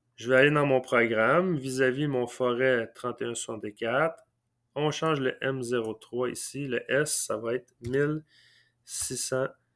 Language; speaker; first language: French; native; French